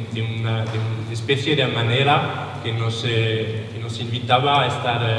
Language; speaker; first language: Spanish; non-native, learner; French